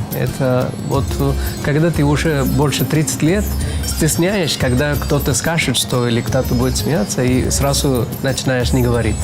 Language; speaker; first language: Russian; non-native, fluent; Tamil